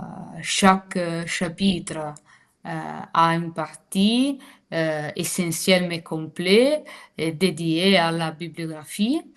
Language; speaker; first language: French; non-native, fluent; Italian